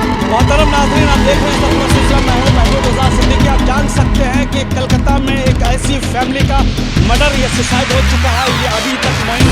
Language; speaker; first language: Hindi; native; Hindi